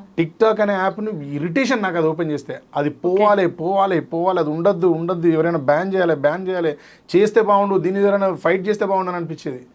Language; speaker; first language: Telugu; native; Telugu